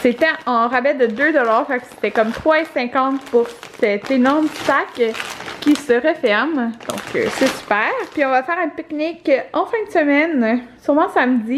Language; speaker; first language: French; native; French